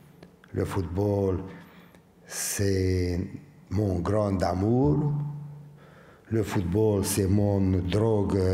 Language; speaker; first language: French; non-native, fluent; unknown